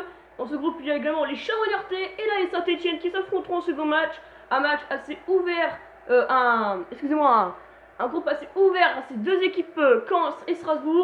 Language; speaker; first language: French; native; French